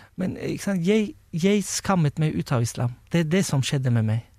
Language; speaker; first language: Norwegian; non-native, fluent; Turkish